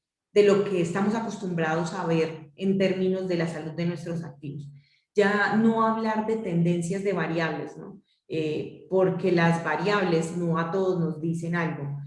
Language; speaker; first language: Spanish; native; Spanish